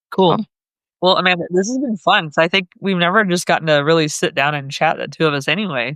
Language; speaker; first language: English; native; English